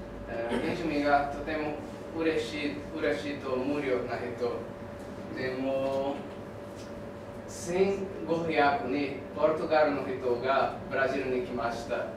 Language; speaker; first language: Japanese; non-native, learner; Portuguese